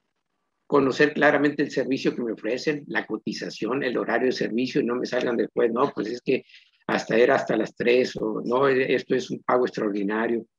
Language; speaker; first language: Spanish; native; Spanish